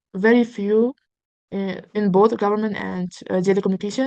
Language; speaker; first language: English; non-native, fluent; Uzbek